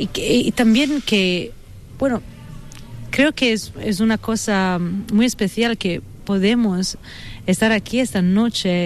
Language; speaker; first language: Spanish; non-native, fluent; Italian